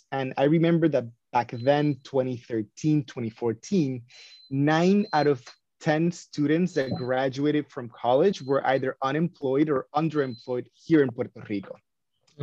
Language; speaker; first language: English; non-native, fluent; Spanish